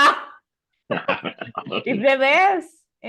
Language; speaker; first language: English; non-native, learner; Spanish